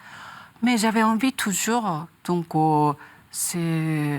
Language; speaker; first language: French; non-native, learner; Japanese